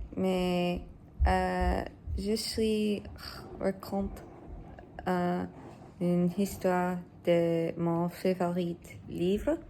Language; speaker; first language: French; non-native, learner; English